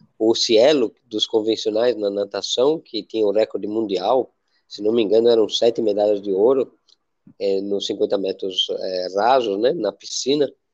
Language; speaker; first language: Portuguese; non-native, fluent; Spanish